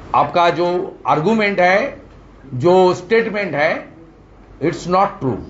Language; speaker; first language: Hindi; non-native, local second language; Bangla